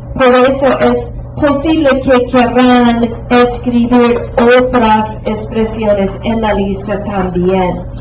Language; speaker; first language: Spanish; non-native, fluent; English